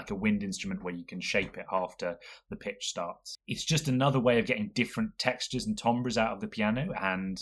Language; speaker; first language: English; native; English